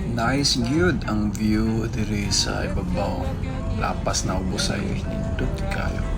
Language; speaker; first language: Cebuano; non-native, learner; Korean